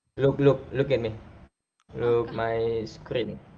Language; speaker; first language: English; non-native, learner; Indonesian